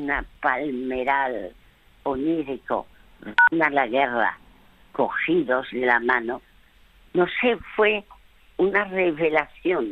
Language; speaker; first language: Spanish; early bilingual, other home language; French